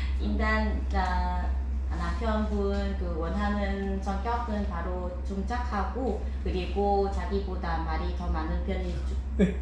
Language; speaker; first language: Korean; non-native, fluent; Vietnamese